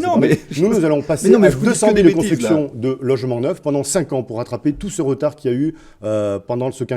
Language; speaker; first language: French; native; French